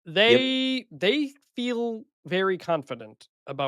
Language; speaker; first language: English; native; English